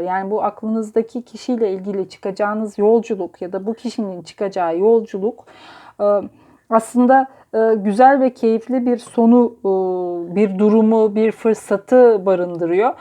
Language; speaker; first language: Turkish; native; Turkish